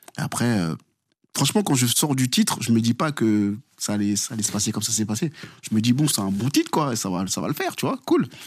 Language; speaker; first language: French; early bilingual, other home language; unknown